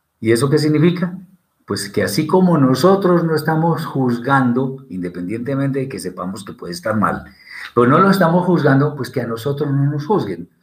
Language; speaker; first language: Spanish; native; Spanish